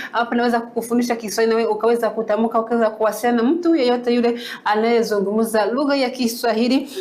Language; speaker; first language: Swahili; non-native, local second language; Kinyarwanda